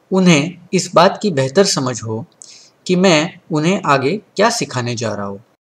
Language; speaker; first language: Hindi; non-native, local second language; Marathi